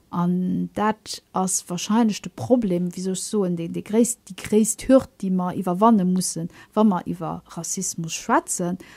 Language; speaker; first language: Luxembourgish; early bilingual, other home language; Kabuverdianu